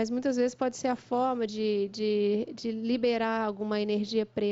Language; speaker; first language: Portuguese; native; Portuguese